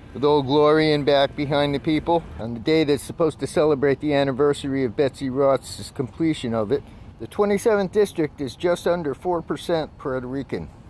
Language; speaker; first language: English; native; English